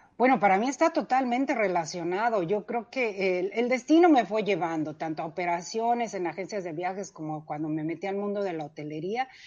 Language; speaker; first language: Spanish; early bilingual, other home language; Cantonese